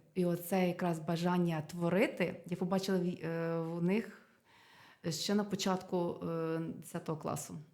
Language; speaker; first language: Ukrainian; native; Ukrainian